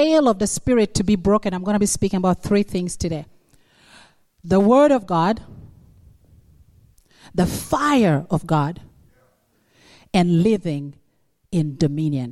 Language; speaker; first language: English; non-native, local second language; Acoli